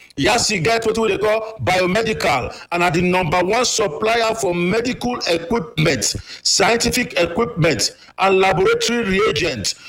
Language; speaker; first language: Nigerian Pidgin; native; Nigerian Pidgin